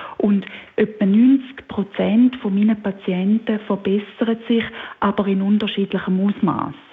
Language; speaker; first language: German; native; German